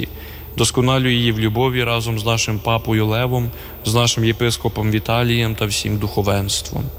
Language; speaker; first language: Ukrainian; native; Ukrainian